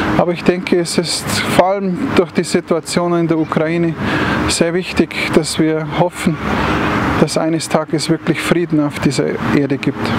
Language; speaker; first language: German; native; German